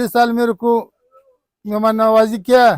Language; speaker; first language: Hindi; non-native, learner; Pashto